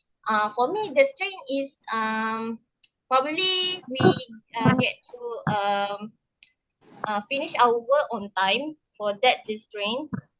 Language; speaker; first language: English; non-native, local second language; Malay